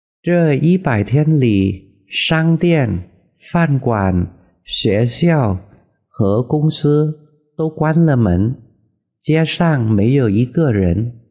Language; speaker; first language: Chinese; non-native, fluent; Vietnamese